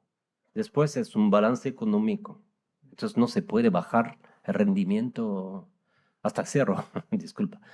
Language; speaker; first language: Spanish; non-native, fluent; French